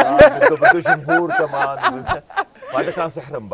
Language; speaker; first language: Arabic; native; Arabic